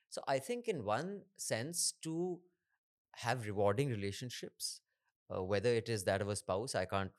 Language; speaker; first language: English; non-native, local second language; Hindi